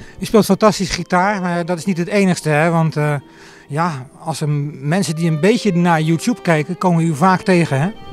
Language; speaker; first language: Dutch; native; Dutch